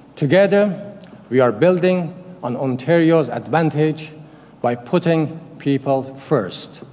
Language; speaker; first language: English; non-native, fluent; Persian